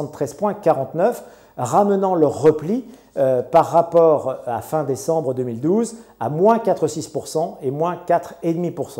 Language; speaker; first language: French; non-native, local second language; Arabic